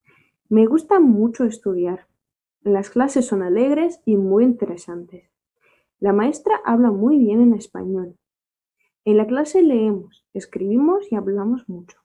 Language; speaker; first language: Spanish; non-native, fluent; Russian